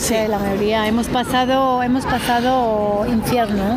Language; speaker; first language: Spanish; non-native, fluent; Hebrew